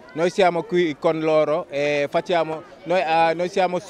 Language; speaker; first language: Italian; non-native, learner; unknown